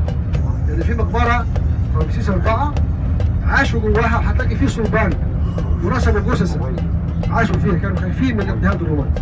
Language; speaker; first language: Arabic; native; Arabic